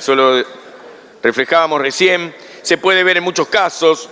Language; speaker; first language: Spanish; native; Spanish